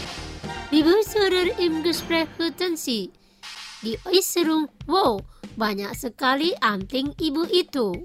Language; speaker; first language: German; non-native, fluent; Indonesian